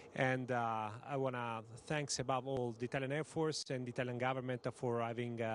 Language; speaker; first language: English; non-native, fluent; Italian